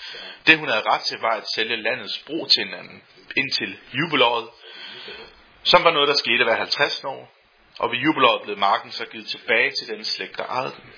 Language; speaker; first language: Danish; native; Danish